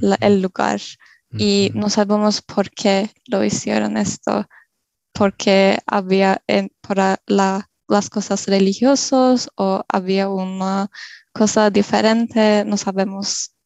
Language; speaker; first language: Spanish; non-native, learner; Turkish